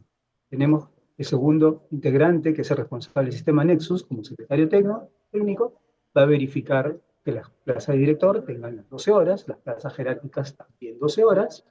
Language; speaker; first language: Spanish; native; Spanish